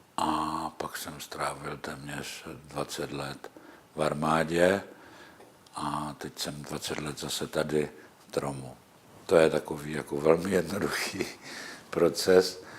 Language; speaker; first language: Czech; native; Czech